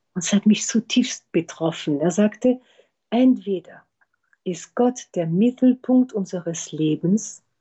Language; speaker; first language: German; non-native, fluent; French